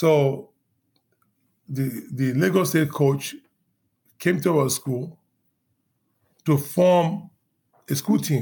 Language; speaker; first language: English; non-native, local second language; Yoruba